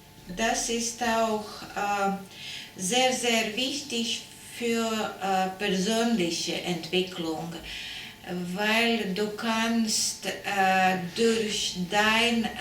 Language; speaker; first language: German; non-native, learner; Latvian